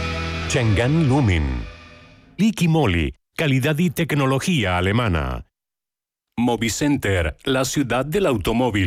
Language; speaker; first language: Spanish; native; Spanish